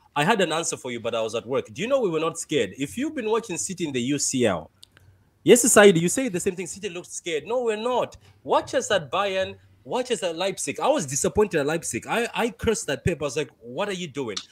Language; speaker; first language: English; non-native, local second language; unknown